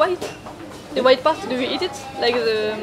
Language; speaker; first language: English; non-native, learner; French